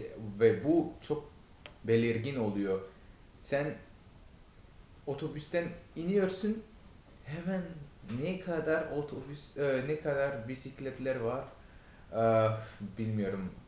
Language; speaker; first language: Turkish; non-native, fluent; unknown